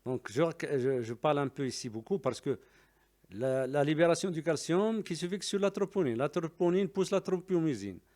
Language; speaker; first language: French; non-native, local second language; Arabic